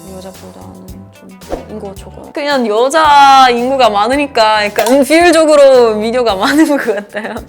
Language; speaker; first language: Korean; non-native, fluent; Russian